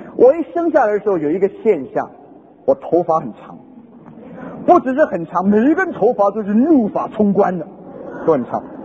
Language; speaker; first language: Chinese; non-native, local second language; Hakka Chinese